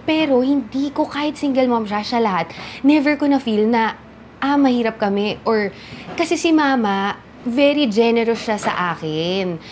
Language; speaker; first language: Filipino; native; Filipino